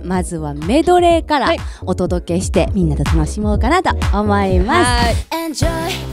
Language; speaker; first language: Japanese; native; Japanese